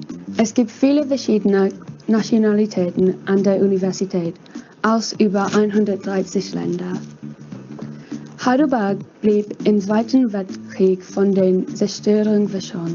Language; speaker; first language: German; non-native, learner; English